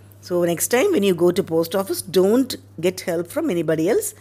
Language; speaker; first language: English; non-native, local second language; Tamil